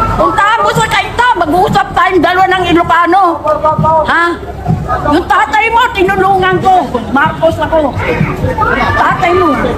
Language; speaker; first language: Filipino; non-native, local second language; Iloko